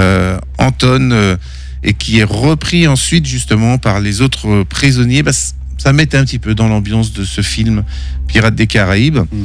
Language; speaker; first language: French; native; French